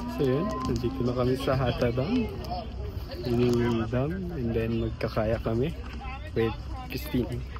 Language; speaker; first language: Filipino; non-native, local second language; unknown